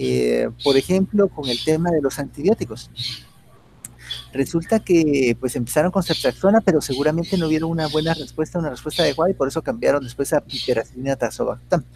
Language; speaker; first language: Spanish; native; Spanish